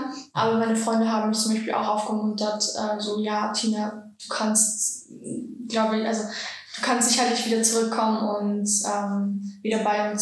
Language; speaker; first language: German; early bilingual, other home language; Georgian